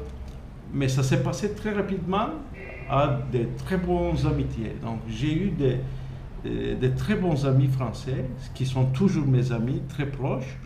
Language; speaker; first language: French; non-native, fluent; Turkish